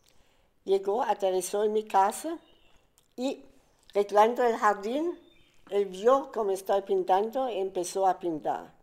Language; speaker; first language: Spanish; non-native, fluent; German